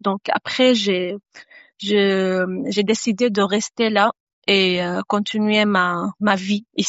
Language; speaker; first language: French; non-native, fluent; Arabic